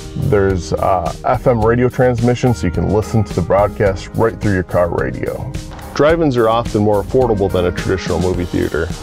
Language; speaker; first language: English; native; English